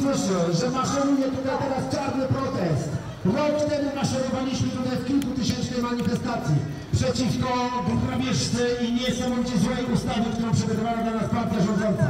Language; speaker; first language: Polish; native; Polish